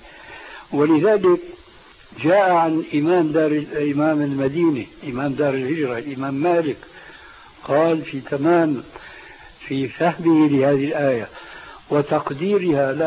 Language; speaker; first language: Arabic; early bilingual, other home language; Albanian